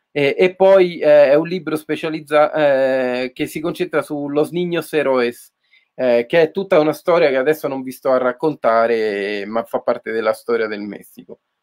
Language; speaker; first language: Italian; native; Italian